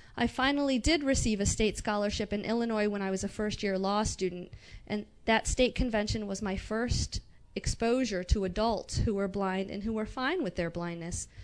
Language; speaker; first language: English; non-native, local second language; Arabic